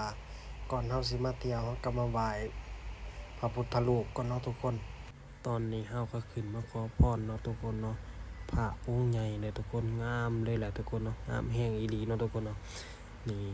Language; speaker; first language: Thai; non-native, local second language; Lao